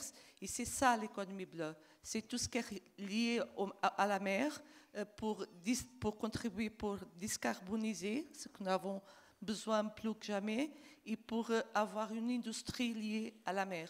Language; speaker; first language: French; non-native, fluent; Portuguese